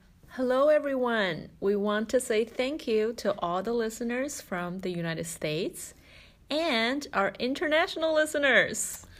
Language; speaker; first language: English; non-native, fluent; Chinese